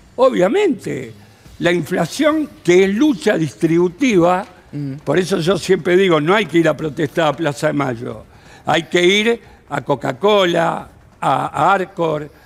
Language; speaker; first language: Spanish; native; Spanish